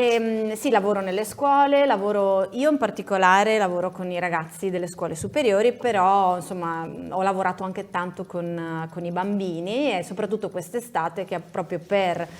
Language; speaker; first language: Italian; native; Italian